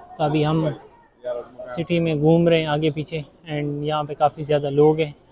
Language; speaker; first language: Urdu; native; Urdu